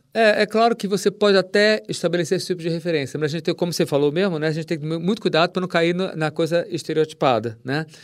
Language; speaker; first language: Portuguese; native; Portuguese